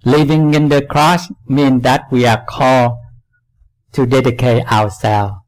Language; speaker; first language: English; non-native, learner; Vietnamese